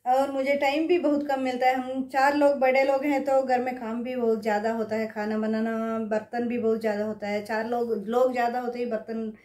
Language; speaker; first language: Hindi; non-native, local second language; Kannada